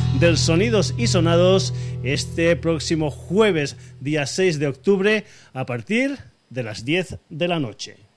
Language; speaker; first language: Spanish; native; Spanish